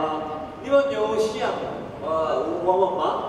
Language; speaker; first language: Chinese; non-native, learner; Korean